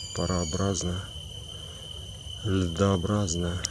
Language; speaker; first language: Russian; native; Russian